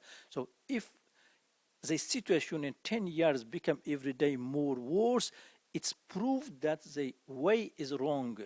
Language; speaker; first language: English; non-native, fluent; Persian